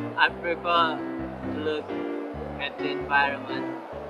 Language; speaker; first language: English; non-native, local second language; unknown